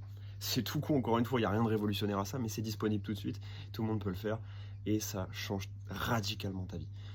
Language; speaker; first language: French; native; French